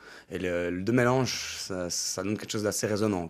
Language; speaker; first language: French; native; French